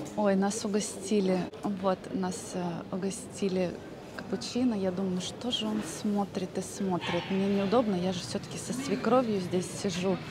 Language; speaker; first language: Russian; native; Russian